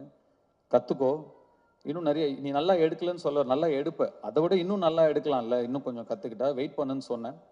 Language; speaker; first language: Tamil; native; Tamil